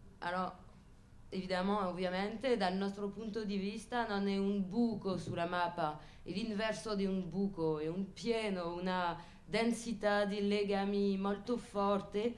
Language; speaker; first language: Italian; non-native, fluent; French